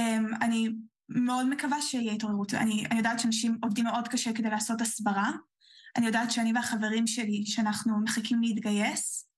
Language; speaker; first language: Hebrew; early bilingual, heritage; Hebrew